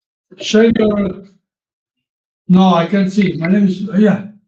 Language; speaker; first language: English; non-native, learner; Italian